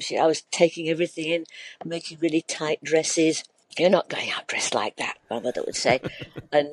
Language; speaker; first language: English; native; English